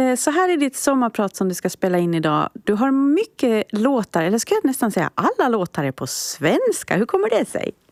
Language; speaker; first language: Swedish; native; Swedish